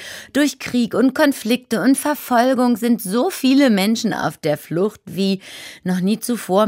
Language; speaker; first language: German; native; German